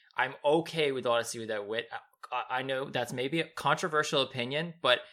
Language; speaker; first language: English; native; English